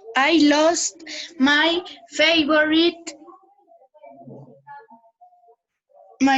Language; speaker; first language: English; non-native, learner; Spanish